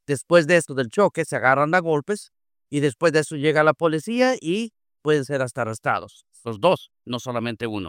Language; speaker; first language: Spanish; native; Spanish